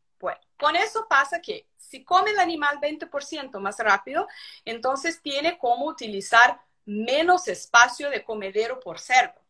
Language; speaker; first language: Spanish; non-native, fluent; Portuguese